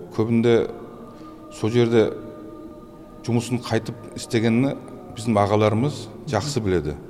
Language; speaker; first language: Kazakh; early bilingual, heritage; Kazakh